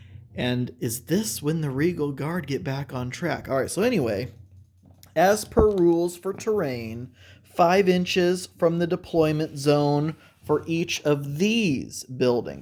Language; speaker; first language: English; native; English